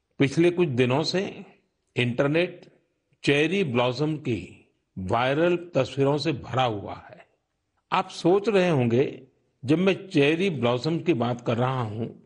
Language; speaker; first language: Hindi; non-native, local second language; Gujarati